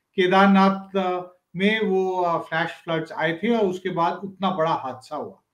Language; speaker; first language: Hindi; native; Hindi